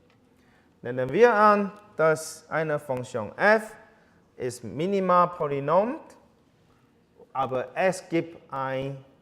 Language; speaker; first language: German; non-native, learner; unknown